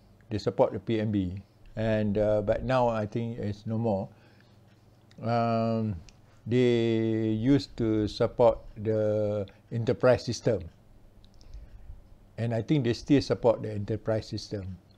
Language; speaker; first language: English; non-native, local second language; Malay